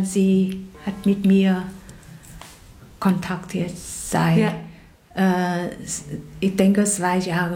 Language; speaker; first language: German; non-native, learner; Vietnamese